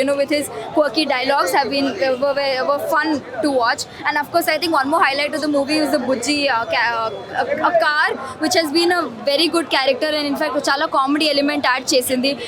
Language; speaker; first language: English; non-native, local second language; Telugu